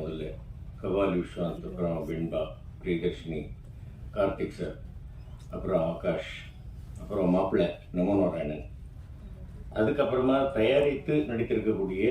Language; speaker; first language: Tamil; native; Tamil